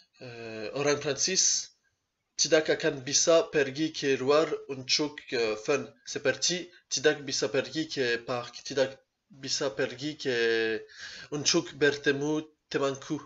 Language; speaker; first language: Indonesian; non-native, learner; French